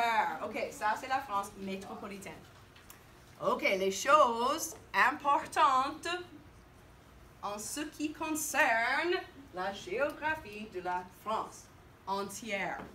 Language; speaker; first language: French; non-native, fluent; English